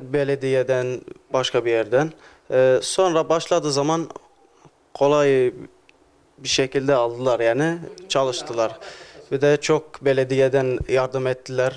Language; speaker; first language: Turkish; non-native, learner; Arabic